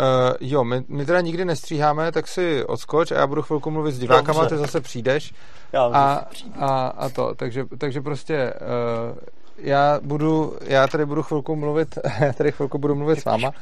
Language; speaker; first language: Czech; native; Czech